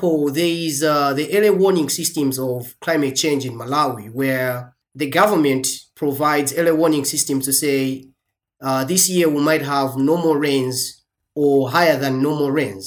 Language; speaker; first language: English; non-native, local second language; Nyanja